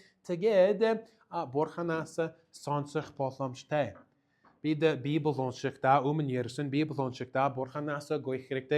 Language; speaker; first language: Mongolian; non-native, learner; English